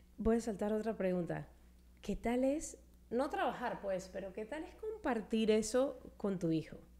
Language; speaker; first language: Spanish; native; Spanish